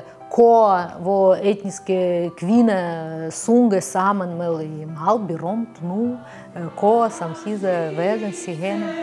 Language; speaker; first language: Danish; non-native, fluent; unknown